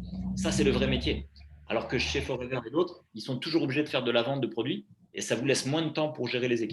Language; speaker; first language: French; native; French